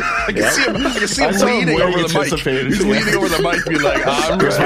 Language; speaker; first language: English; native; English